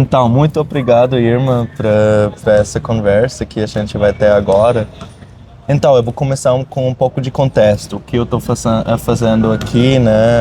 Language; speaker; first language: Portuguese; non-native, fluent; German